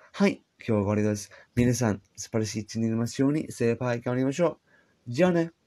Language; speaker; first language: Japanese; non-native, learner; English